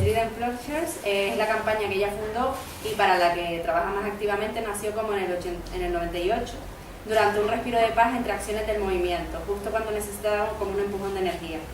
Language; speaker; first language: Spanish; native; Spanish